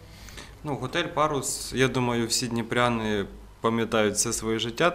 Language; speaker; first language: Ukrainian; native; Ukrainian